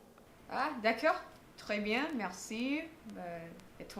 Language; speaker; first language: French; non-native, fluent; English